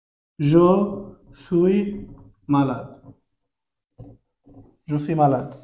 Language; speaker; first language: French; non-native, fluent; Bangla